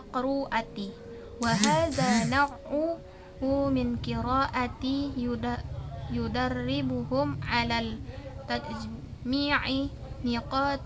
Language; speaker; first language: Arabic; non-native, learner; Indonesian